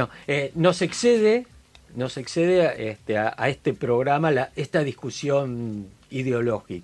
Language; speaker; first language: Spanish; native; Spanish